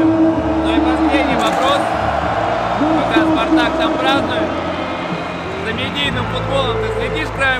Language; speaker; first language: Russian; native; Russian